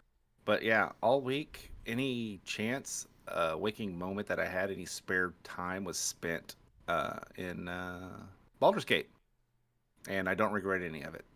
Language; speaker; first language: English; native; English